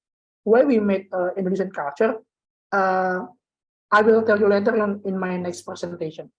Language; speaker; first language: English; non-native, learner; Indonesian